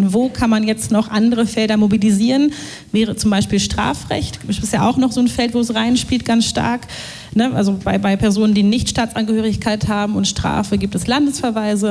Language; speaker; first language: German; native; German